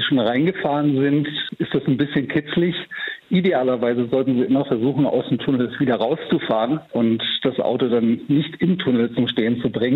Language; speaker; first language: German; native; German